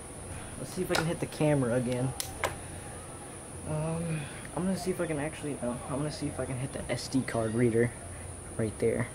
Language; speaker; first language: English; native; English